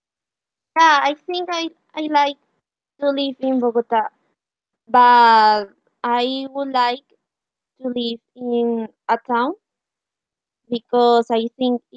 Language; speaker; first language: English; non-native, learner; Spanish